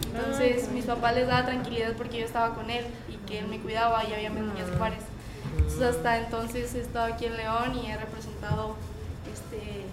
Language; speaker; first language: Spanish; native; Spanish